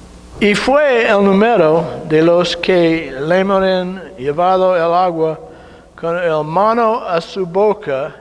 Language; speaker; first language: Spanish; non-native, learner; English